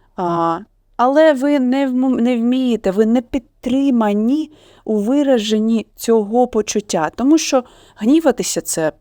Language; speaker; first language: Ukrainian; non-native, local second language; Russian